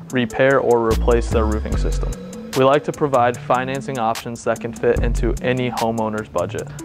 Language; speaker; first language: English; native; English